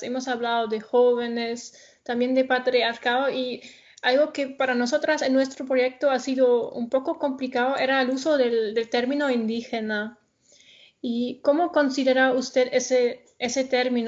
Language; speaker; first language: Spanish; non-native, fluent; German